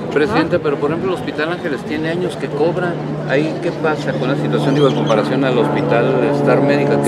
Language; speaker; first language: Spanish; native; Spanish